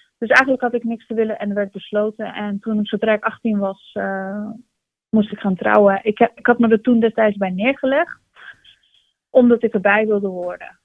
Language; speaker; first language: Dutch; early bilingual, other home language; Turkish